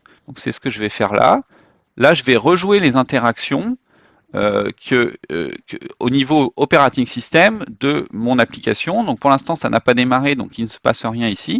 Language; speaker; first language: French; native; French